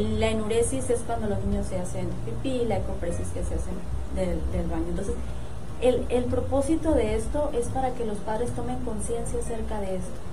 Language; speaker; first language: Spanish; native; Spanish